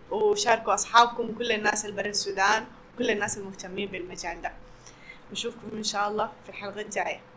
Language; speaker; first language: Arabic; native; Arabic